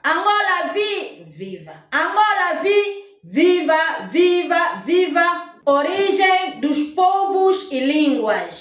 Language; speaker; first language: Portuguese; non-native, fluent; Lingala